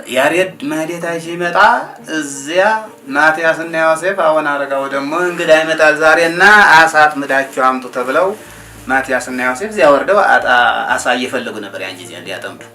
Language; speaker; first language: Amharic; non-native, local second language; Tigrinya